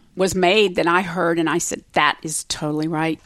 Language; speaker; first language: English; native; English